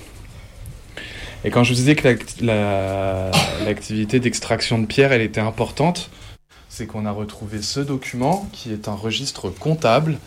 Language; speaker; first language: French; native; French